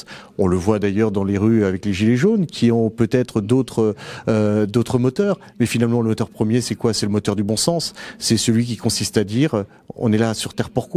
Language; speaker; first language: French; native; French